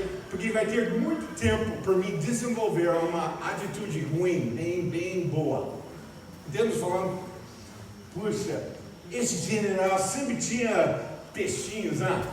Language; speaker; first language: Portuguese; non-native, fluent; English